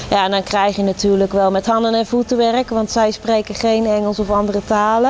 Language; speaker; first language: Dutch; native; Dutch